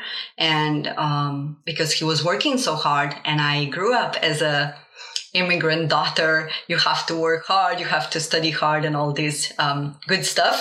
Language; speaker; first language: English; non-native, fluent; Slovenian